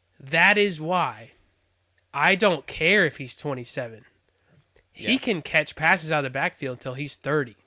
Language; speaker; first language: English; native; English